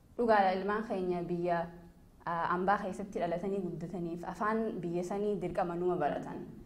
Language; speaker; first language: Oromo; early bilingual, heritage; Oromo